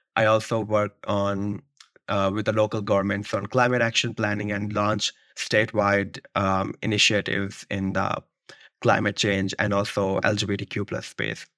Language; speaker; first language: English; non-native, local second language; Urdu